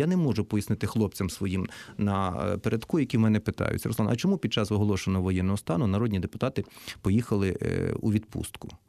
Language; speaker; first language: Ukrainian; native; Ukrainian